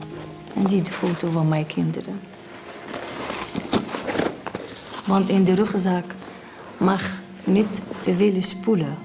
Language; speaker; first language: Dutch; non-native, learner; Arabic